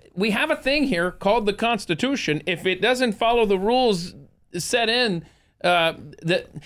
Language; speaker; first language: English; native; English